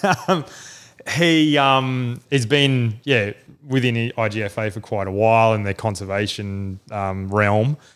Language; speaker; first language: English; native; English